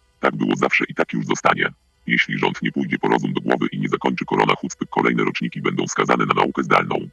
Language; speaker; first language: Polish; native; Polish